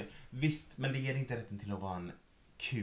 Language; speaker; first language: Swedish; native; Swedish